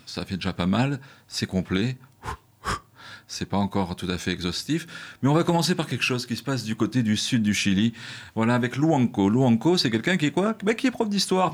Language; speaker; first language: French; native; French